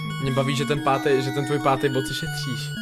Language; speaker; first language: Czech; native; Czech